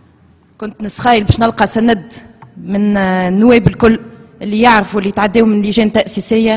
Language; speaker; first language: Arabic; native; Arabic